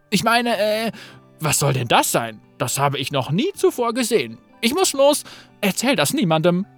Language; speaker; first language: German; native; German